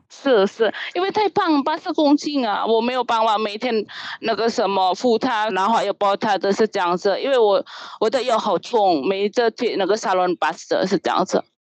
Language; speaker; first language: Chinese; non-native, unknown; Indonesian